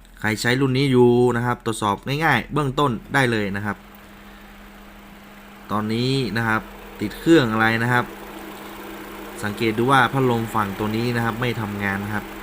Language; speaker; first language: Thai; native; Thai